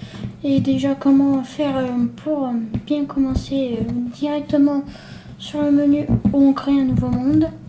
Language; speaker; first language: French; native; French